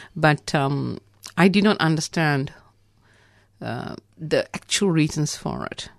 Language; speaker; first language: English; non-native, local second language; Tamil